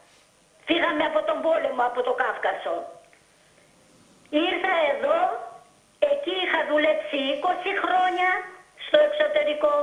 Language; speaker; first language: Greek; early bilingual, heritage; Greek